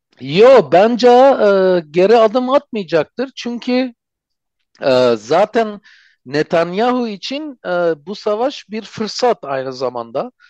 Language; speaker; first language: Turkish; non-native, fluent; Armenian